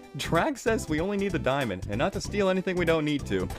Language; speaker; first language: English; native; English